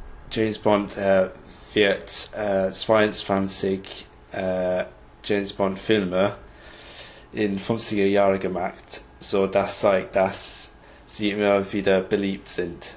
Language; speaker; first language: German; non-native, learner; English